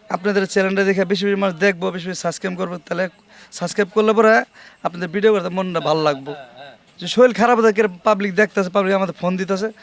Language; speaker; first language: Bangla; native; Bangla